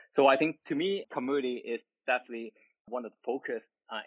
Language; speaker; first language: English; non-native, local second language; Cantonese